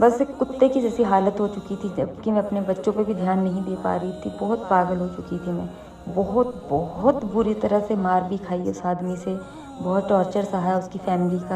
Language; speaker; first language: Hindi; native; Hindi